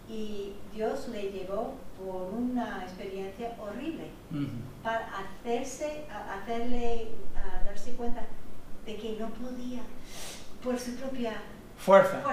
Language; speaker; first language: Spanish; non-native, fluent; English